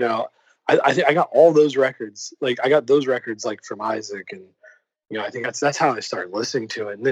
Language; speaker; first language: English; native; English